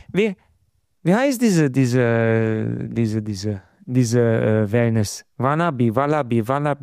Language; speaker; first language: German; non-native, fluent; Romanian